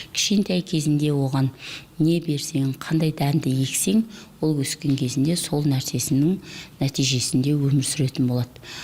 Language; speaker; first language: Kazakh; native; Kazakh